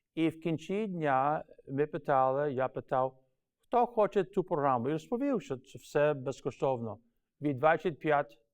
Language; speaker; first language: Ukrainian; early bilingual, heritage; Ukrainian